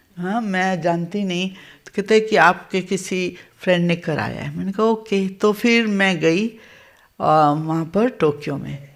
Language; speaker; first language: Hindi; non-native, local second language; Gujarati